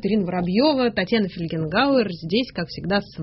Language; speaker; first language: Russian; native; Russian